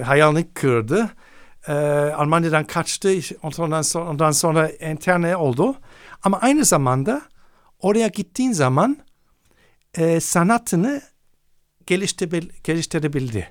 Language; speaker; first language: Turkish; non-native, fluent; German